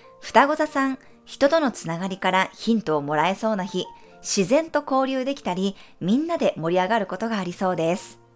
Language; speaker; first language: Japanese; native; Japanese